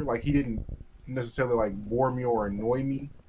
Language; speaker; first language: English; native; English